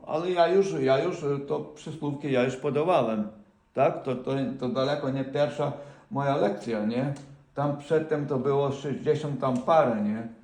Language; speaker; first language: Polish; non-native, fluent; Ukrainian